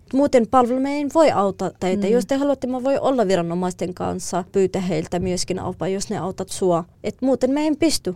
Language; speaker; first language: Finnish; non-native, fluent; Kurdish